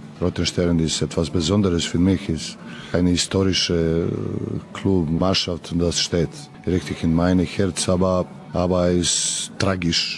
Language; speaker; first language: German; non-native, learner; Serbian